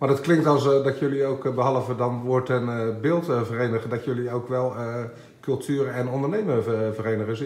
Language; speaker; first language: Dutch; native; Dutch